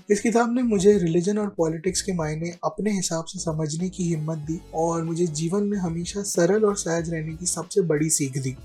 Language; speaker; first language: Hindi; native; Hindi